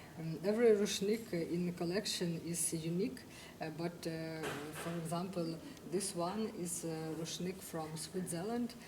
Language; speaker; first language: English; non-native, fluent; Ukrainian